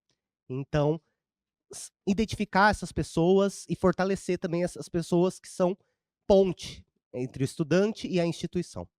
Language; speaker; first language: Portuguese; native; Portuguese